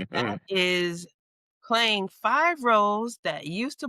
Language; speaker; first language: English; native; English